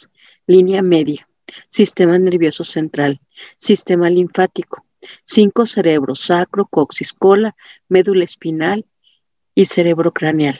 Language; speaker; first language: Spanish; native; Spanish